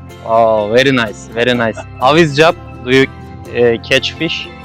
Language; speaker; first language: English; non-native, fluent; Turkish